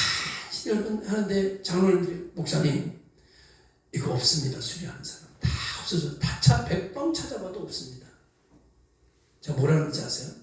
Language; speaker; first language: Korean; native; Korean